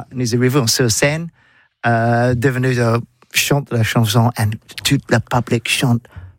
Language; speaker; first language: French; non-native, learner; English